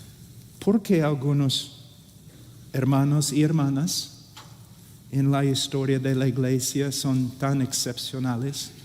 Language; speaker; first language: Spanish; non-native, fluent; English